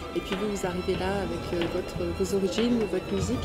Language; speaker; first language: French; native; French